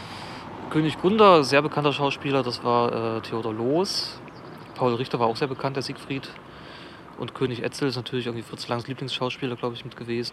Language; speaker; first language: German; native; German